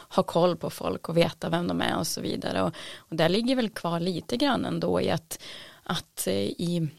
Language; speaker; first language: Swedish; native; Swedish